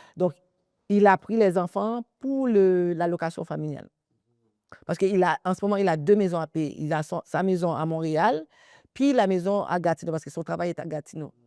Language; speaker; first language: French; early bilingual, other home language; Haitian Creole